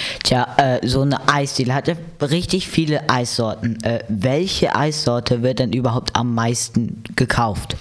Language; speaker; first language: German; native; German